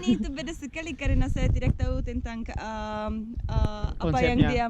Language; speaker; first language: Indonesian; non-native, learner; Czech